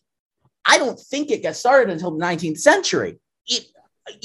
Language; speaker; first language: English; native; English